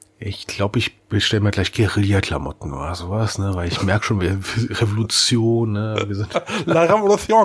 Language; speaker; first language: German; native; German